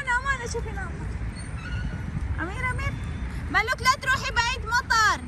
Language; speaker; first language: Arabic; non-native, fluent; Urdu